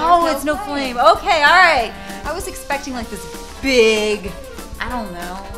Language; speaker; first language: English; native; English